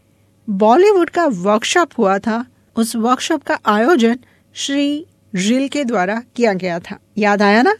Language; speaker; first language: Hindi; native; Hindi